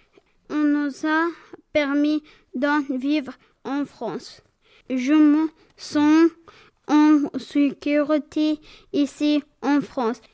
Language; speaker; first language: French; early bilingual, other home language; Arabic